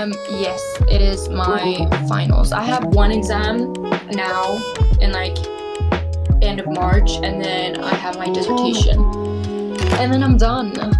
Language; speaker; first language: English; early bilingual, other home language; Swedish